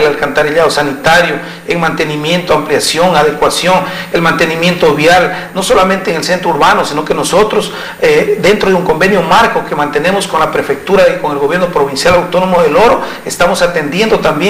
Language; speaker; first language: Spanish; native; Spanish